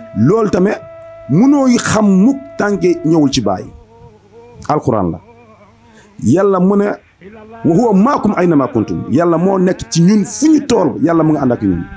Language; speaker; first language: Wolof; non-native, fluent; Bambara